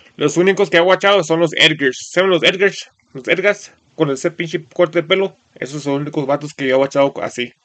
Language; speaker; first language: Spanish; early bilingual, heritage; Spanish